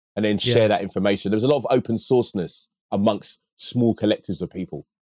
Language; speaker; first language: English; early bilingual, other home language; Akan